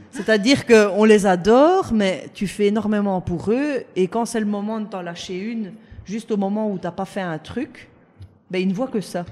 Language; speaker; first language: French; early bilingual, other home language; Italian